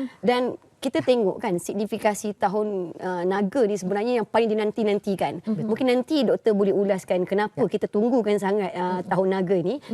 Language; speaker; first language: Malay; native; Malay